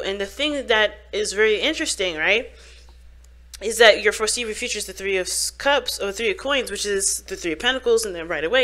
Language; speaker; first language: English; native; English